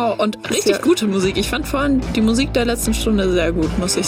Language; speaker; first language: German; native; German